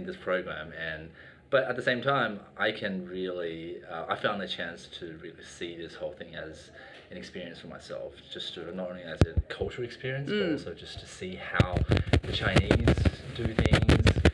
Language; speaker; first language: English; native; English